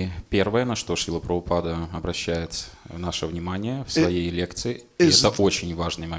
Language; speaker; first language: Russian; native; Russian